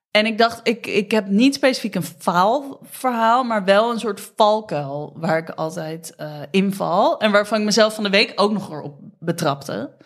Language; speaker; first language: Dutch; native; Dutch